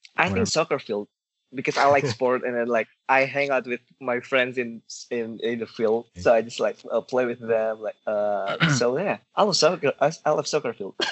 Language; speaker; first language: English; non-native, learner; Indonesian